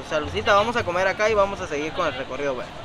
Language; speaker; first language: Spanish; native; Spanish